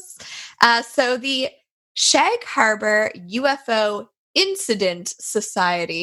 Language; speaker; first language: English; native; English